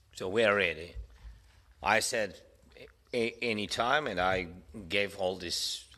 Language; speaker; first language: English; non-native, fluent; Russian